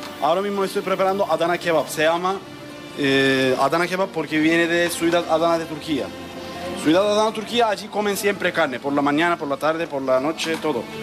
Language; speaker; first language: Spanish; non-native, learner; Turkish